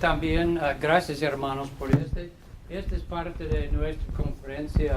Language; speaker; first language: Spanish; non-native, fluent; English